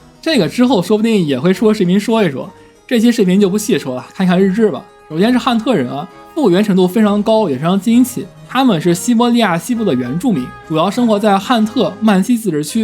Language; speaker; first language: Chinese; native; Chinese